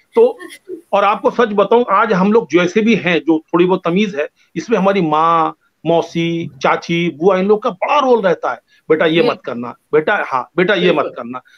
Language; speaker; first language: Hindi; non-native, local second language; Bangla